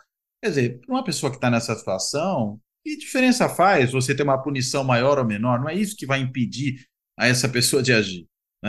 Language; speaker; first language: Portuguese; native; Portuguese